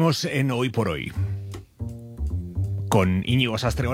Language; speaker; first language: Spanish; native; Spanish